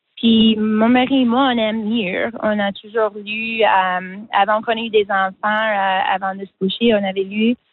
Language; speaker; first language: French; non-native, local second language; English